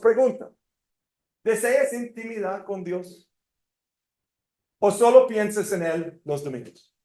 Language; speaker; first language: Spanish; non-native, fluent; English